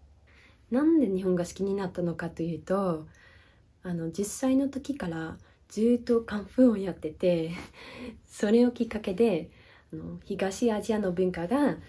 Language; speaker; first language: Japanese; non-native, fluent; Dutch